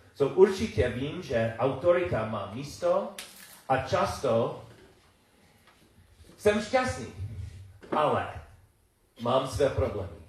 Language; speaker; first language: Czech; non-native, learner; English